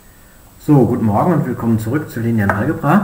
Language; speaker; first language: German; native; German